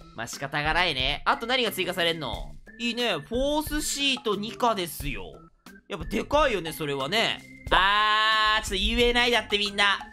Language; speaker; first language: Japanese; native; Japanese